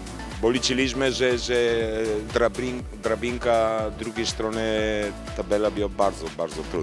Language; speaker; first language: Polish; non-native, fluent; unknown